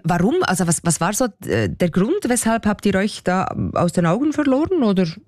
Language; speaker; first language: German; native; German